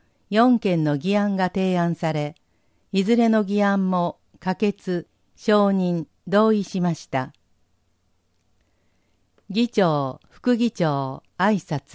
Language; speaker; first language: Japanese; native; Japanese